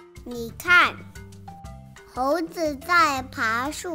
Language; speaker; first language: Chinese; early bilingual, heritage; Chinese